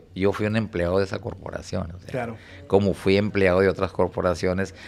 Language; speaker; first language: Spanish; native; Spanish